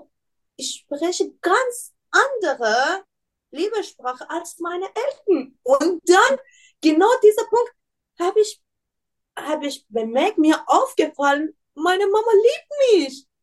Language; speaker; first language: German; non-native, learner; Persian